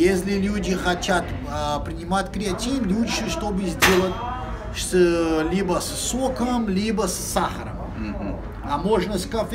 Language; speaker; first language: Russian; non-native, fluent; Portuguese